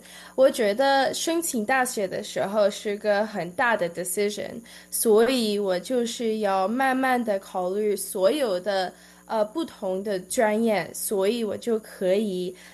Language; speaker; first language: Chinese; early bilingual, heritage; Chinese